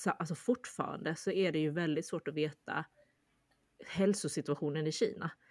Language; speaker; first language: Swedish; early bilingual, other home language; Chinese